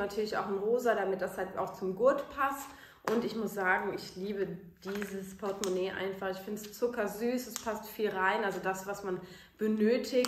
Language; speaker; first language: German; native; German